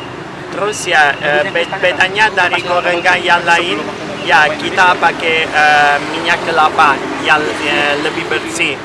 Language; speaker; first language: Indonesian; non-native, learner; Italian